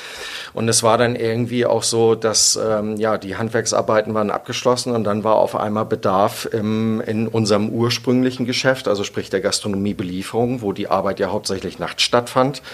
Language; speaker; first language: German; native; German